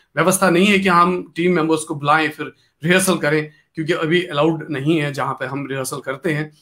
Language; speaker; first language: Hindi; non-native, local second language; Kashmiri